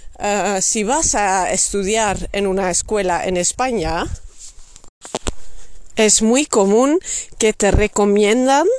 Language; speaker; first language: Spanish; non-native, fluent; Dutch